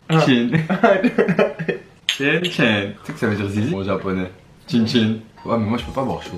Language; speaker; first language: French; native; French